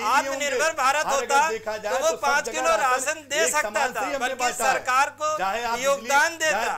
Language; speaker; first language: Hindi; native; Hindi